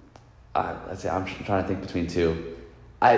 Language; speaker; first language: English; native; English